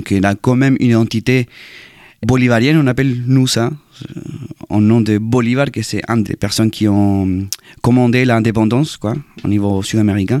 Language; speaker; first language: French; non-native, fluent; Spanish